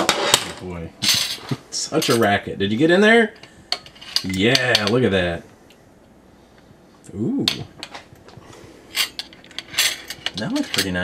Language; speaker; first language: English; native; English